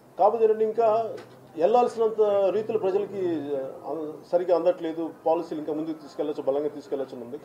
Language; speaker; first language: Telugu; native; Telugu